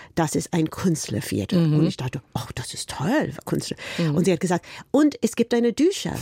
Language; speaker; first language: German; non-native, fluent; English